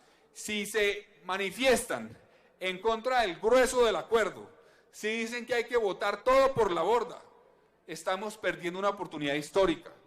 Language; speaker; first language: Spanish; native; Spanish